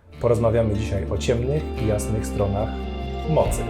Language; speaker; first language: Polish; native; Polish